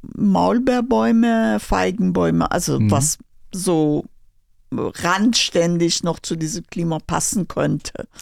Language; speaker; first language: German; non-native, fluent; Persian